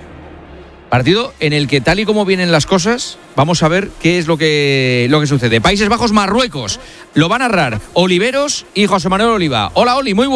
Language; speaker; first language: Spanish; native; Spanish